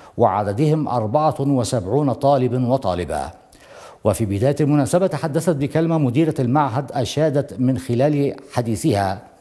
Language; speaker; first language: Arabic; non-native, local second language; Somali